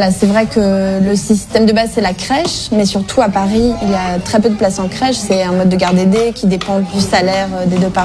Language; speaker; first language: French; native; French